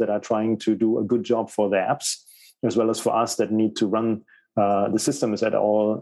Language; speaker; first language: English; non-native, fluent; German